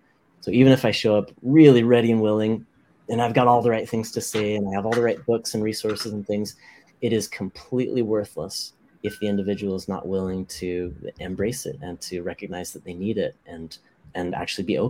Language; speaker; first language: English; native; English